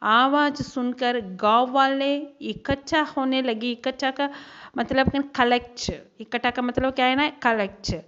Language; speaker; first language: Hindi; non-native, local second language; Tamil